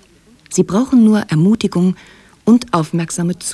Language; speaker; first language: German; native; German